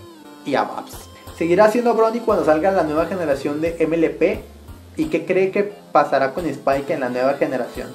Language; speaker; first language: Spanish; native; Spanish